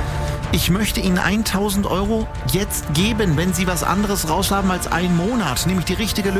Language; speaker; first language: German; native; German